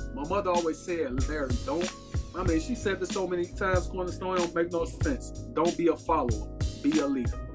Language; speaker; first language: English; native; English